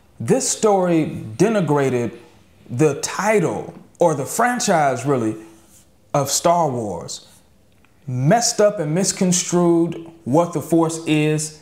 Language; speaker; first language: English; native; English